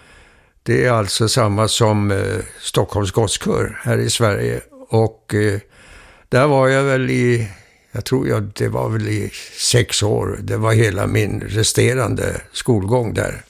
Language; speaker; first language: Swedish; early bilingual, heritage; Swedish